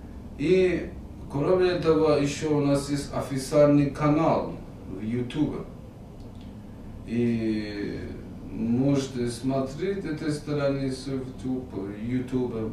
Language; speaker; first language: Russian; non-native, fluent; Persian